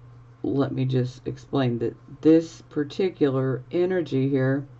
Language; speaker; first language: English; native; English